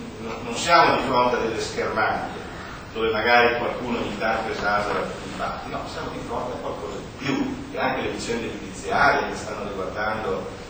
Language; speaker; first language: Italian; native; Italian